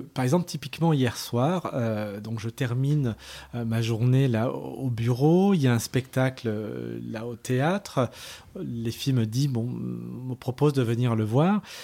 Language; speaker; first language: French; early bilingual, other home language; Arabic